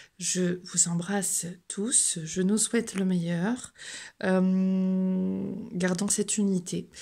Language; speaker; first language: French; native; French